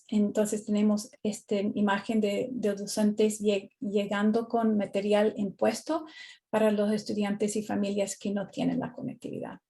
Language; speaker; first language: Spanish; non-native, fluent; English